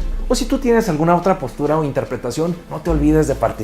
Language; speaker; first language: Spanish; native; Spanish